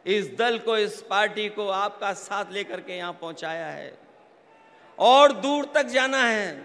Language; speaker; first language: Hindi; native; Hindi